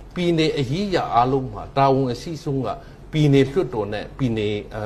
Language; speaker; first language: Burmese; non-native, local second language; Hakha Chin